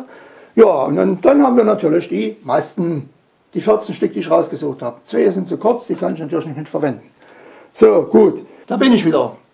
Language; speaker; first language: German; native; German